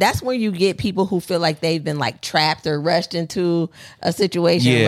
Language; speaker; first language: English; native; English